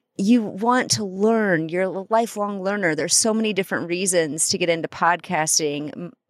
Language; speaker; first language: English; native; English